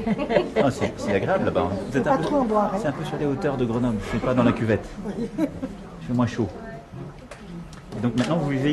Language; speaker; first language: French; native; French